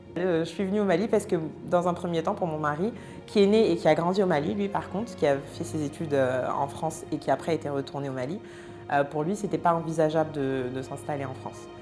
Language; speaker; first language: French; native; French